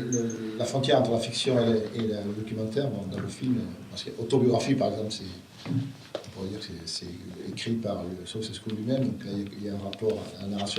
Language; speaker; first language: French; native; French